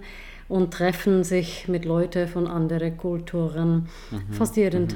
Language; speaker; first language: German; non-native, fluent; Czech